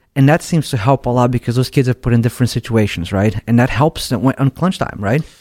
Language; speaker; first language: English; non-native, fluent; Portuguese